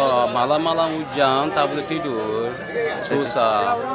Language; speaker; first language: Indonesian; non-native, learner; Rohingya